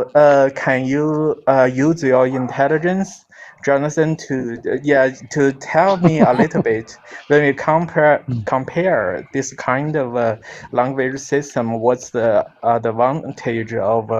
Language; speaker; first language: English; non-native, learner; Chinese